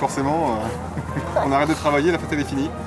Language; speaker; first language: French; native; French